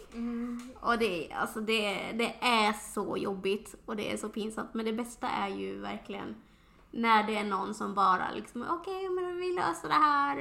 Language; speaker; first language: Swedish; native; Swedish